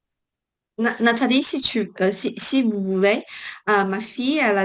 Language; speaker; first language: French; non-native, learner; Chinese